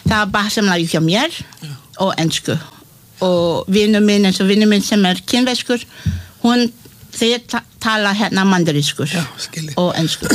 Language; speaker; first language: Icelandic; non-native, learner; Malay